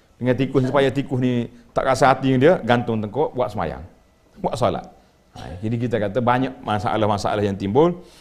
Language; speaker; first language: Malay; native; Malay